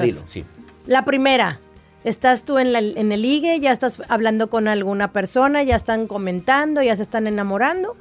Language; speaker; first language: Spanish; native; Spanish